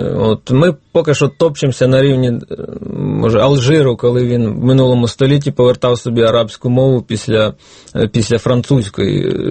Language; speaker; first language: Ukrainian; native; Ukrainian